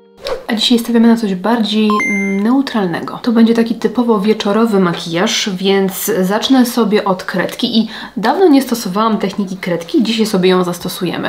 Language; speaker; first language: Polish; native; Polish